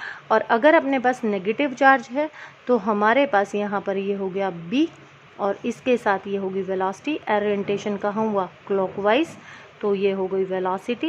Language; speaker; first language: Hindi; native; Hindi